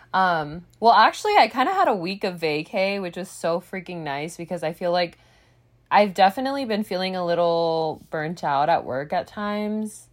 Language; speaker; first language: English; native; English